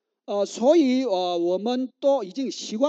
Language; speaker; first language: Chinese; non-native, learner; Korean